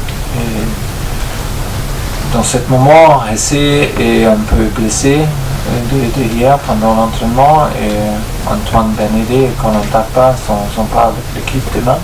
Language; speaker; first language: French; non-native, fluent; German